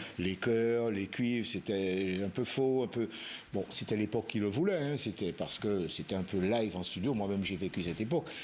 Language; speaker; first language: French; native; French